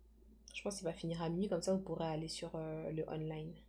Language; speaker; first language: French; native; French